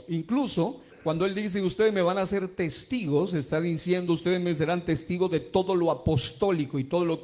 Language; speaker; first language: Spanish; native; Spanish